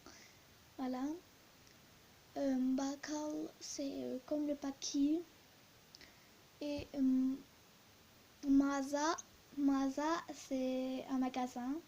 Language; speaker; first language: French; early bilingual, other home language; Turkish